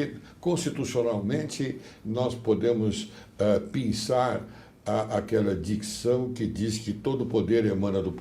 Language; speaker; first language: Portuguese; native; Portuguese